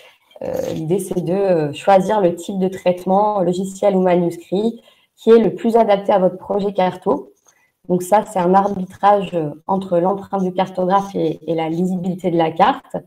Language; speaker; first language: French; native; French